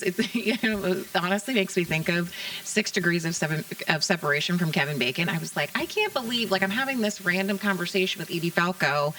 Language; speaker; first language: English; native; English